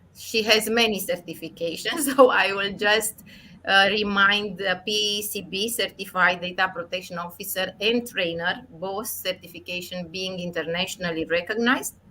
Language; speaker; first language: English; non-native, fluent; Romanian